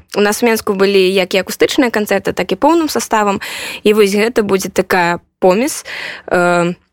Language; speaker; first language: Belarusian; non-native, local second language; Russian